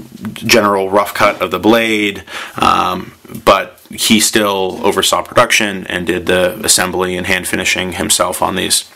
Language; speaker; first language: English; native; English